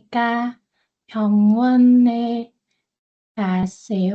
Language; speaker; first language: Korean; non-native, learner; Vietnamese